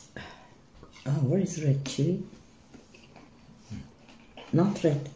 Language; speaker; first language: English; non-native, learner; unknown